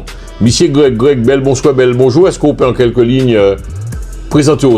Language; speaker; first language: French; non-native, local second language; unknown